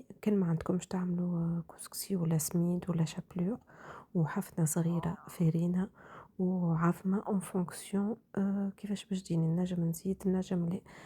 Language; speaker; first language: Arabic; native; Arabic